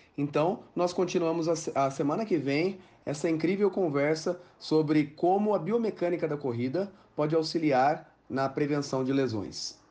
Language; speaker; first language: Portuguese; native; Portuguese